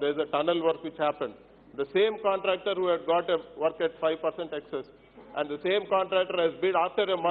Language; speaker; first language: English; non-native, local second language; Telugu